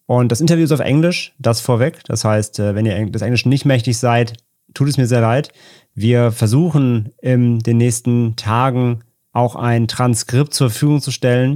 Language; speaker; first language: German; native; German